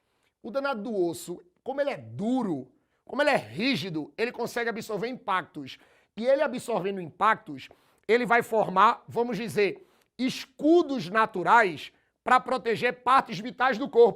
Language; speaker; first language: Portuguese; native; Portuguese